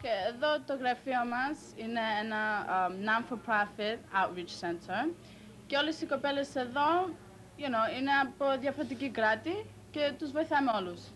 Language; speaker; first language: Greek; early bilingual, heritage; Greek